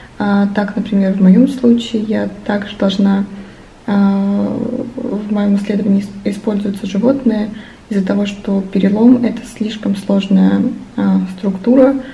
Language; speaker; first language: Russian; native; Russian